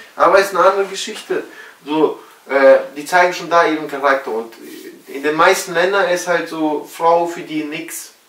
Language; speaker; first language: German; early bilingual, other home language; Russian